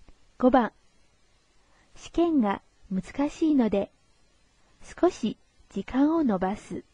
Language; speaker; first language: Japanese; non-native, fluent; Chinese